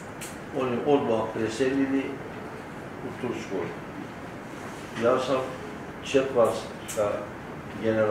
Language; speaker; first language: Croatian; early bilingual, heritage; Turkish